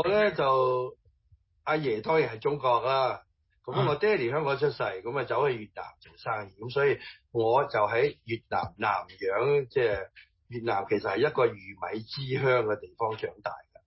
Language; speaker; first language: Chinese; early bilingual, heritage; Cantonese